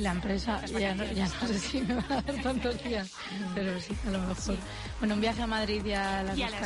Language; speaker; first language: Spanish; native; Spanish